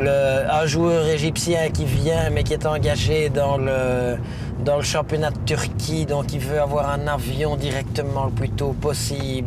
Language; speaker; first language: French; native; French